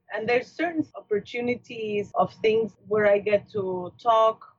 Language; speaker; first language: English; non-native, fluent; Spanish